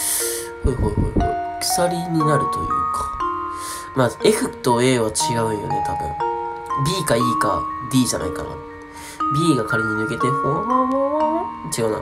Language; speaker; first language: Japanese; native; Japanese